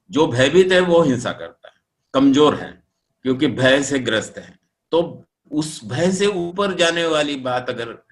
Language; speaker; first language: Hindi; non-native, local second language; Marathi